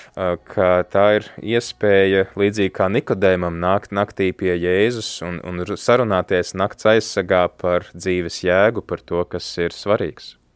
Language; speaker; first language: Latvian; native; Latvian